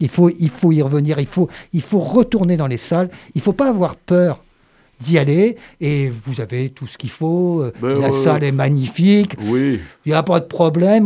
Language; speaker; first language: French; native; French